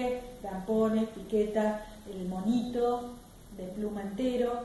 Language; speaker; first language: Spanish; native; Spanish